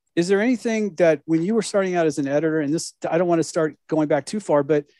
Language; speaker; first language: English; native; English